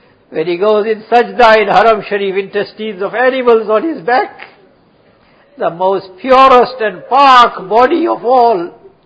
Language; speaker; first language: English; native; English